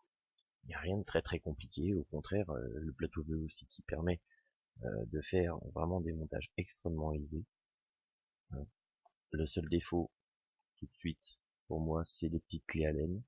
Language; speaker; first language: French; native; French